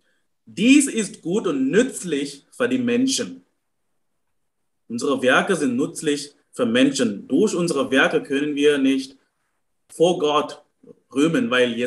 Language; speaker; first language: German; non-native, fluent; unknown